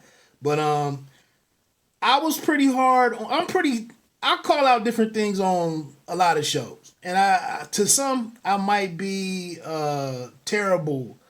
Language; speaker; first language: English; native; English